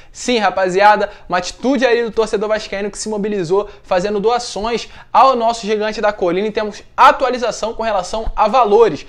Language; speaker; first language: Portuguese; native; Portuguese